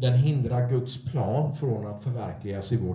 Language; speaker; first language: Swedish; non-native, fluent; English